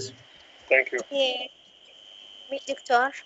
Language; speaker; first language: English; non-native, learner; Arabic